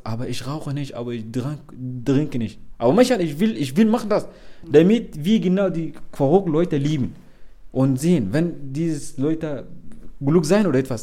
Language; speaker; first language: German; non-native, learner; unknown